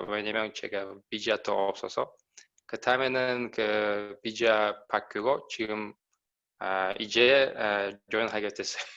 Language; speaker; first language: Korean; non-native, learner; Uzbek